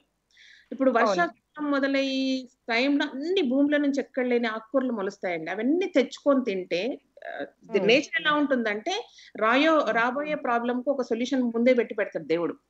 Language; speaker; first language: Telugu; native; Telugu